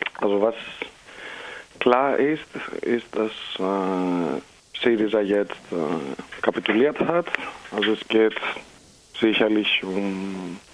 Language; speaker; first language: German; non-native, fluent; Greek